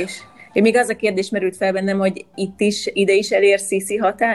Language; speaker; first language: Hungarian; native; Hungarian